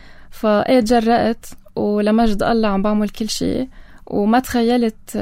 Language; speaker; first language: Arabic; native; Arabic